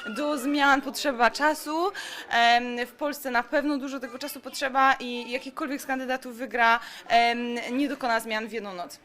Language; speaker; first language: Polish; native; Polish